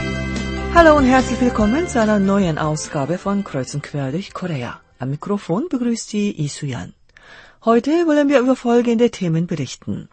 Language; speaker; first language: German; non-native, fluent; Korean